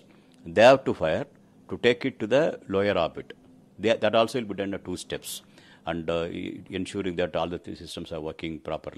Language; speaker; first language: English; non-native, local second language; Tamil